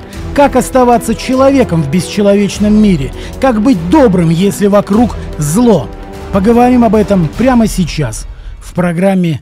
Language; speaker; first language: Russian; native; Russian